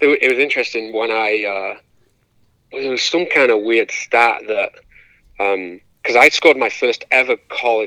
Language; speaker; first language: English; native; English